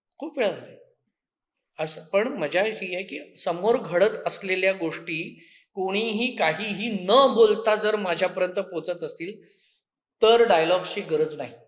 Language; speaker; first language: Marathi; native; Marathi